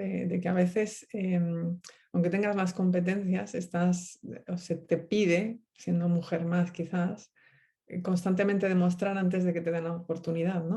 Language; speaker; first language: Spanish; native; Spanish